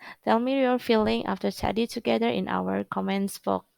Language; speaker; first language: English; non-native, learner; Indonesian